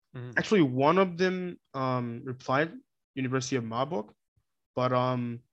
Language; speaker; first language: English; non-native, fluent; Korean